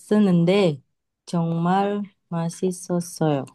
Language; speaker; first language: Korean; non-native, learner; Indonesian